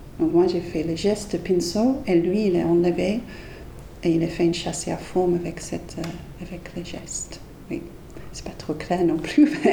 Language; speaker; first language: French; non-native, fluent; English